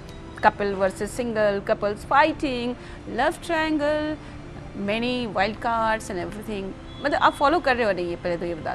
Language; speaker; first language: Hindi; native; Hindi